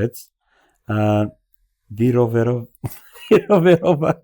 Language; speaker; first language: Polish; non-native, learner; English